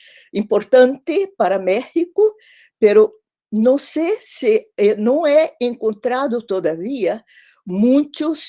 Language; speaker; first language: Spanish; non-native, fluent; Portuguese